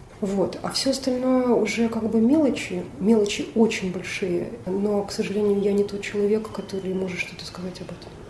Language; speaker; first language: Russian; native; Russian